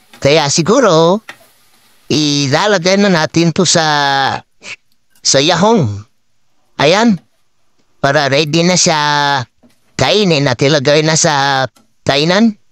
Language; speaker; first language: Filipino; non-native, local second language; Cebuano